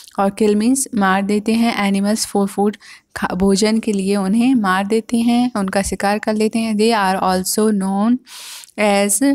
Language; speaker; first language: Hindi; native; Hindi